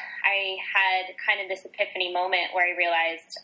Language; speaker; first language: English; native; English